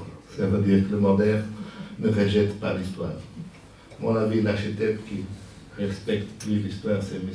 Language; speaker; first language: French; non-native, fluent; Portuguese